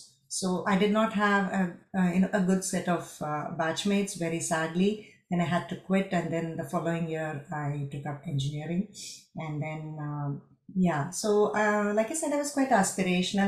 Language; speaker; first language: English; non-native, local second language; Tamil